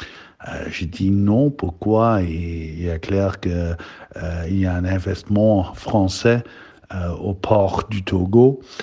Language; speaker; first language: French; non-native, fluent; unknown